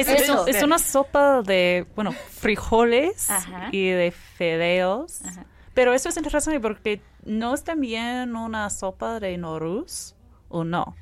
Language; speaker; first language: Spanish; non-native, fluent; English